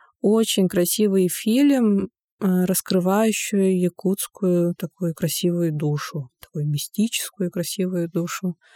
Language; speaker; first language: Russian; non-native, local second language; Yakut